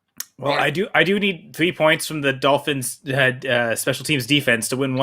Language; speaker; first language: English; native; English